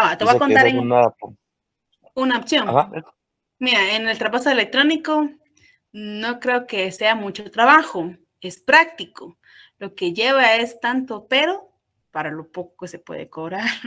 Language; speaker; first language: Spanish; native; Spanish